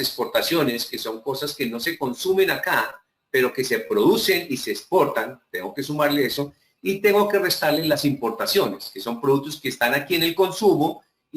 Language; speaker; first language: Spanish; native; Spanish